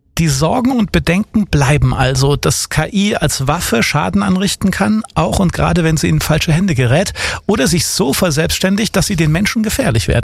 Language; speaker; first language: German; native; German